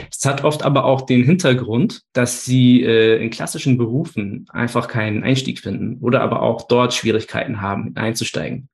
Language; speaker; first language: German; early bilingual, other home language; Turkish